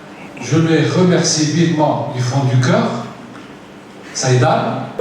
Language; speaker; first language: French; non-native, local second language; Arabic